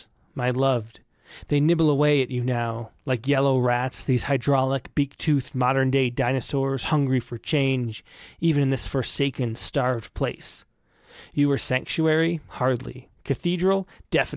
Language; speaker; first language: English; native; English